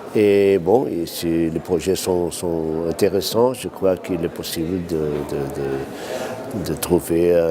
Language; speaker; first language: French; non-native, fluent; Portuguese